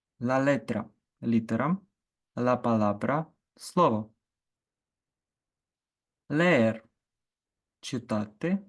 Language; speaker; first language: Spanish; non-native, fluent; Ukrainian